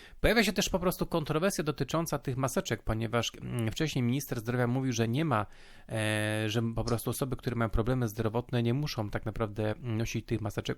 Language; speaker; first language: Polish; native; Polish